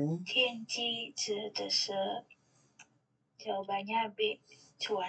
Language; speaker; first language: Chinese; non-native, learner; Indonesian